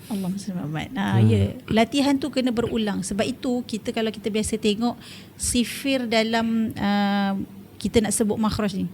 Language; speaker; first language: Malay; native; Malay